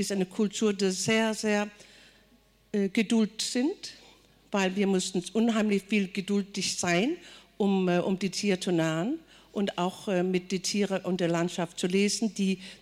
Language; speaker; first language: German; non-native, fluent; Kalaallisut